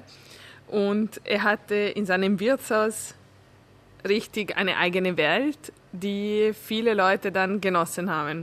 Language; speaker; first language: German; early bilingual, heritage; German